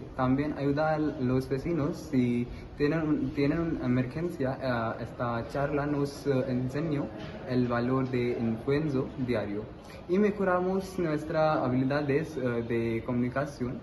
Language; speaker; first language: Spanish; non-native, learner; Hindi